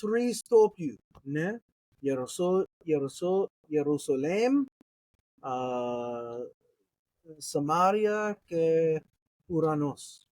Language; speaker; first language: Greek; non-native, learner; English